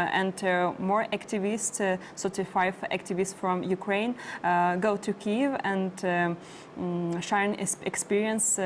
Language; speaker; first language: English; non-native, learner; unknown